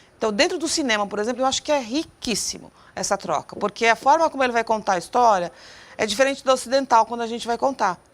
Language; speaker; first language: Portuguese; native; Portuguese